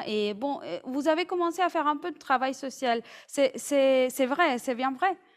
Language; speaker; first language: French; non-native, fluent; Spanish